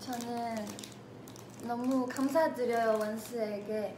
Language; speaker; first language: Korean; non-native, fluent; Chinese